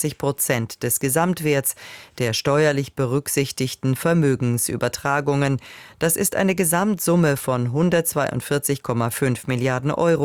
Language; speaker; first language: German; native; German